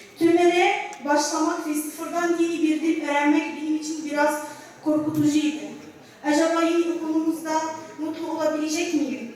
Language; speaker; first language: Turkish; non-native, learner; Arabic